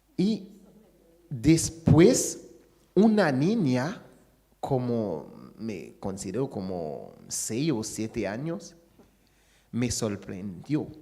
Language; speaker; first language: Spanish; non-native, fluent; Haitian Creole